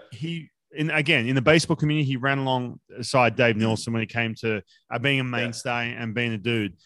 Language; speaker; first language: English; native; English